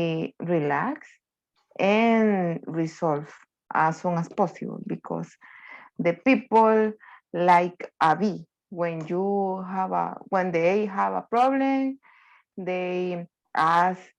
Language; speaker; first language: English; non-native, learner; Spanish